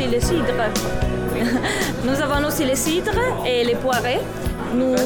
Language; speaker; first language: French; non-native, fluent; Italian